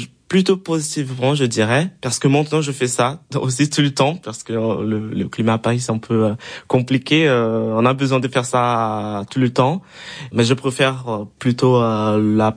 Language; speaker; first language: French; non-native, fluent; Portuguese